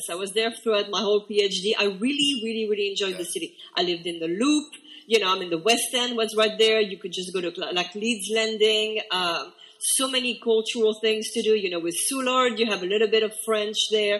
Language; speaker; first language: English; non-native, fluent; French